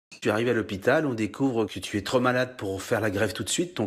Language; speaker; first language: French; native; French